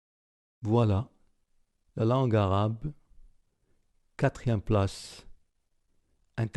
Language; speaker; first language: French; non-native, local second language; Arabic